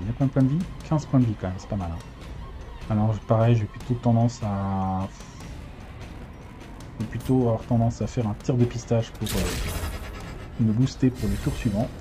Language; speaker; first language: French; native; French